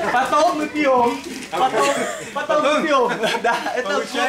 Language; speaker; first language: Russian; non-native, learner; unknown